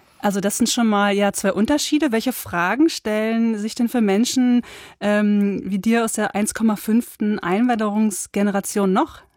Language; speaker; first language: German; native; German